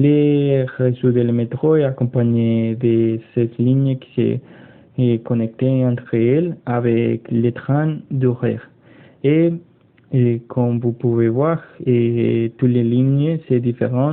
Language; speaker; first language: French; non-native, learner; Spanish